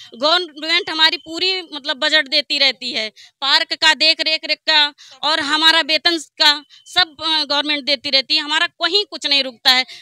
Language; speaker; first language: Hindi; native; Hindi